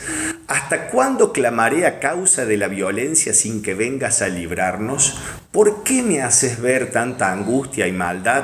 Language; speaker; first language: Spanish; native; Spanish